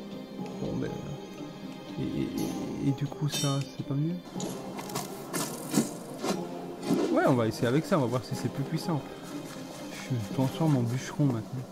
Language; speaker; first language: French; native; French